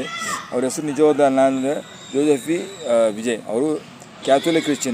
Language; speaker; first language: Kannada; native; Kannada